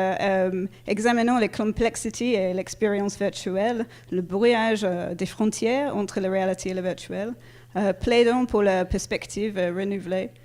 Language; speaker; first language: French; non-native, fluent; English